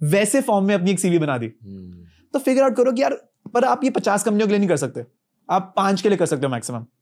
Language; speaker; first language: Hindi; native; Hindi